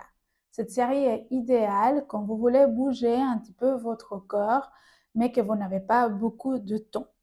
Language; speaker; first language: French; native; French